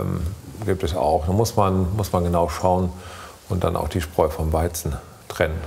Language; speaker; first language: German; native; German